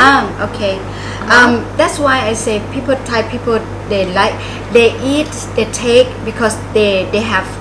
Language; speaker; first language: English; non-native, learner; Thai